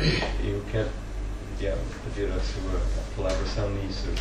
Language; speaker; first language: Portuguese; non-native, fluent; English